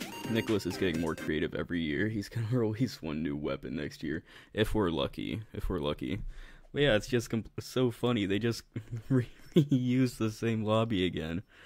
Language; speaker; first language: English; native; English